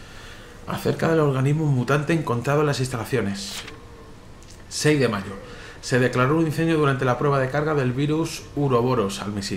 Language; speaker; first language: Spanish; native; Spanish